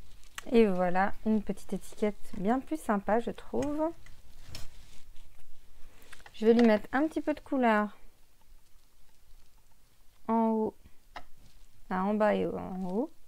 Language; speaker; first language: French; native; French